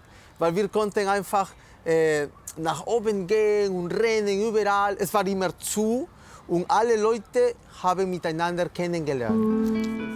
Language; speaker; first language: German; non-native, fluent; Spanish